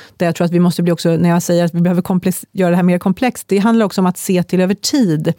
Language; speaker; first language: Swedish; native; Swedish